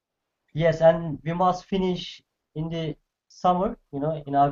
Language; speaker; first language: English; non-native, learner; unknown